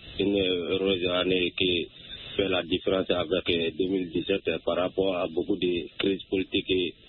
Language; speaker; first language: French; non-native, local second language; Bambara